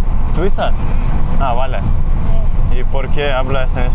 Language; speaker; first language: Spanish; non-native, learner; Lithuanian